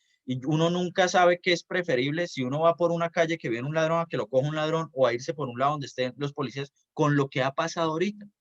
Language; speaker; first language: Spanish; native; Spanish